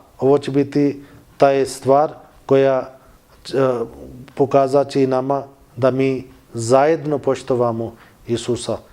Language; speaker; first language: Bosnian; non-native, learner; Urdu